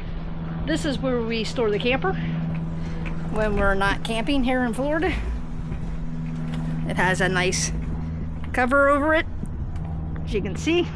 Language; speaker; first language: English; native; English